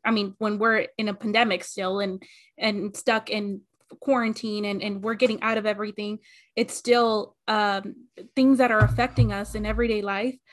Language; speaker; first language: English; early bilingual, other home language; Spanish